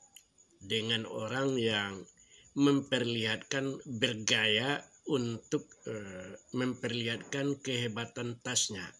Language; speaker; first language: Indonesian; non-native, local second language; Minangkabau